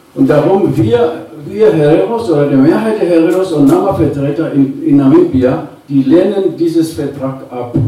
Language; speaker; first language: German; non-native, fluent; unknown